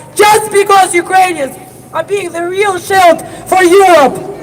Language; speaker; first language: English; non-native, fluent; Ukrainian